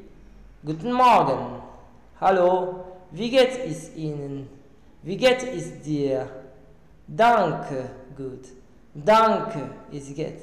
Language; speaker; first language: German; non-native, learner; Arabic